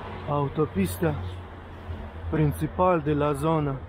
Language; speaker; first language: Spanish; non-native, fluent; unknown